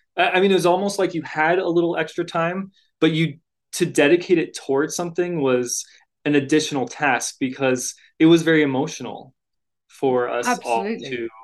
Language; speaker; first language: English; native; English